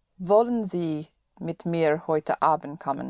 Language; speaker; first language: German; non-native, learner; English